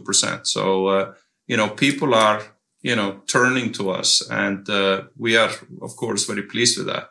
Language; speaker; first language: English; non-native, fluent; Icelandic